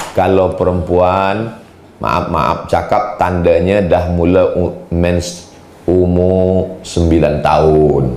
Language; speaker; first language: Malay; native; Malay